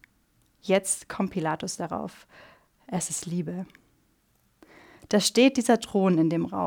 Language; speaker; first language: German; native; German